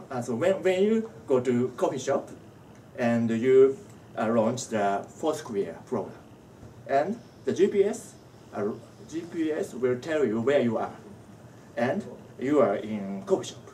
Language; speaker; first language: English; non-native, learner; Japanese